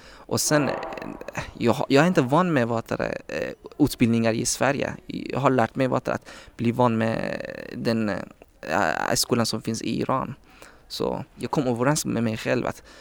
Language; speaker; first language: Swedish; non-native, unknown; Persian